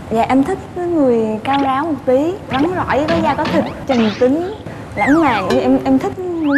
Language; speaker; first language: Vietnamese; native; Vietnamese